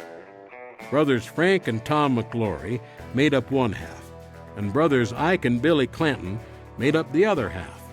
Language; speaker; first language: English; native; English